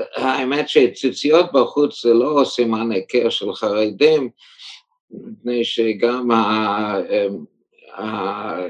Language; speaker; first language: Hebrew; early bilingual, heritage; German